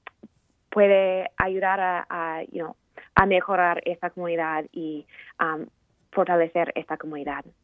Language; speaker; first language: Spanish; non-native, fluent; English